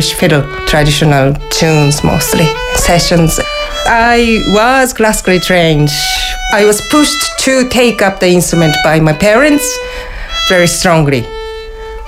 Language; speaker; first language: English; non-native, fluent; Japanese